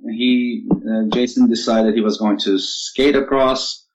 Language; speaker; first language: English; non-native, fluent; Turkish